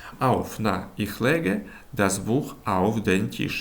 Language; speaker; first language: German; non-native, learner; Ukrainian